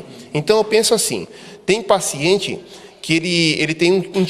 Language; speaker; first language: Portuguese; native; Portuguese